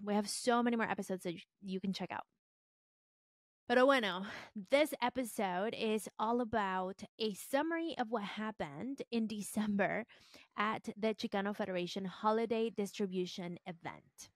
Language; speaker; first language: English; early bilingual, other home language; Spanish